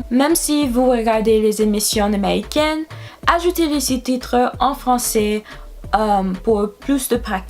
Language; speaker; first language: French; non-native, learner; English